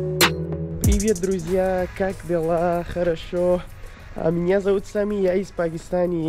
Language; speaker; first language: Russian; non-native, learner; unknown